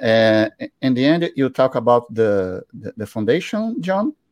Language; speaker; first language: English; non-native, learner; Portuguese